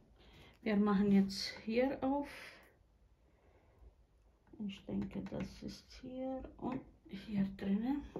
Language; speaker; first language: German; non-native, learner; Bosnian